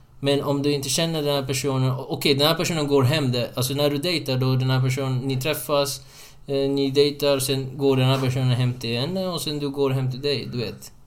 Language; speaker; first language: Swedish; non-native, fluent; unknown